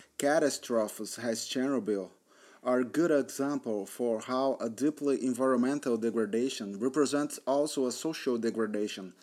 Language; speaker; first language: English; non-native, learner; Portuguese